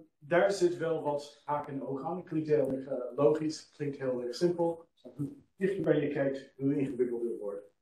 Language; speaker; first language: Dutch; non-native, fluent; English